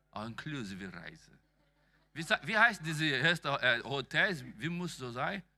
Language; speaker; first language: German; non-native, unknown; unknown